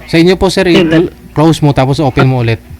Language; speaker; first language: Filipino; native; Filipino